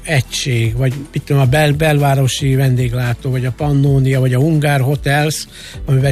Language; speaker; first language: Hungarian; native; Hungarian